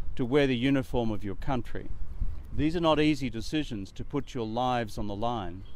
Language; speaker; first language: English; native; English